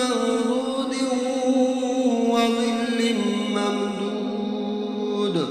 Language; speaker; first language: Arabic; native; Arabic